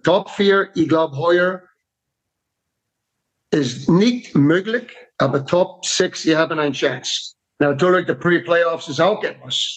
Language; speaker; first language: German; non-native, fluent; English